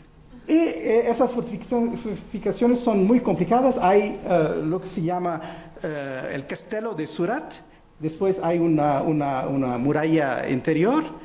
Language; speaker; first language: Spanish; non-native, fluent; Portuguese